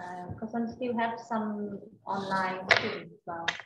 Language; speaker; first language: English; non-native, fluent; Vietnamese